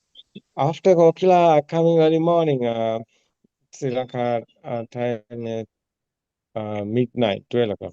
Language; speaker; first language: English; non-native, learner; Sinhala